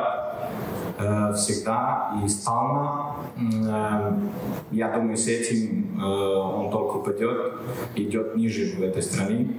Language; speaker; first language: Russian; non-native, learner; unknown